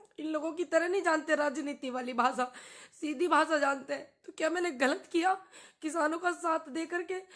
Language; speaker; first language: Hindi; native; Hindi